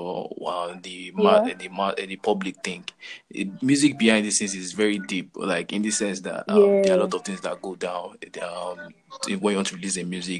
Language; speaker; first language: English; non-native, local second language; Yoruba